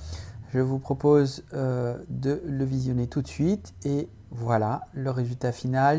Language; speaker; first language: French; native; French